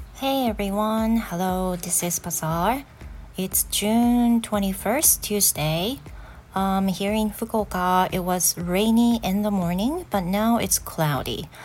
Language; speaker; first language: English; non-native, learner; Japanese